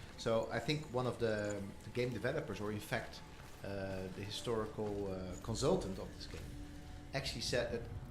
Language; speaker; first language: English; non-native, fluent; Dutch